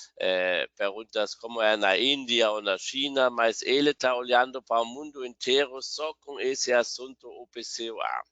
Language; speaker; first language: Portuguese; non-native, fluent; German